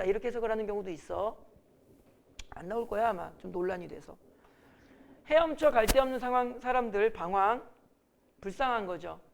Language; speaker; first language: Korean; native; Korean